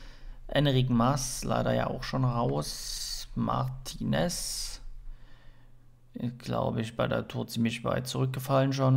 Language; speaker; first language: German; native; German